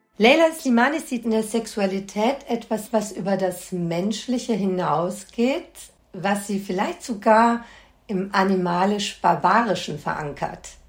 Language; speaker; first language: German; native; German